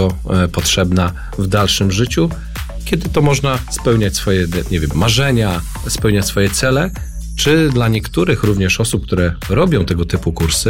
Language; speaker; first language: Polish; native; Polish